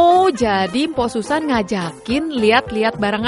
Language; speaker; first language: Indonesian; native; Indonesian